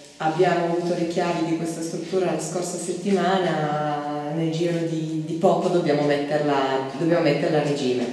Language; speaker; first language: Italian; native; Italian